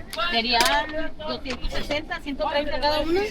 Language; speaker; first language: Spanish; native; Spanish